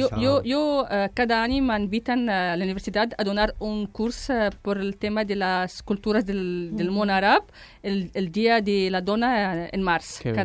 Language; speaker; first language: Catalan; non-native, fluent; Arabic